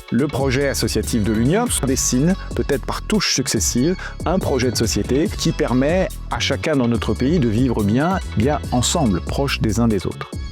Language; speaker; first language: French; native; French